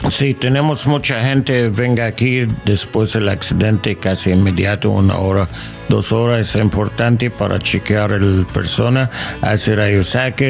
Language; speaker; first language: Spanish; non-native, fluent; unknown